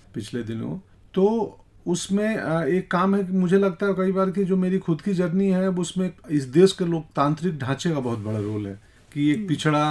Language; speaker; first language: Hindi; native; Hindi